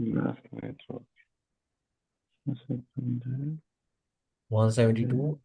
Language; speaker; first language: English; non-native, learner; Portuguese